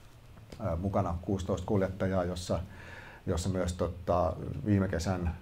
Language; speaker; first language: Finnish; native; Finnish